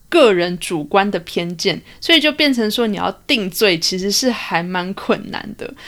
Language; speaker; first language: Chinese; early bilingual, heritage; Chinese